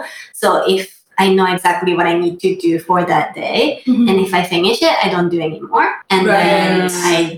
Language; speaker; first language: English; non-native, fluent; Japanese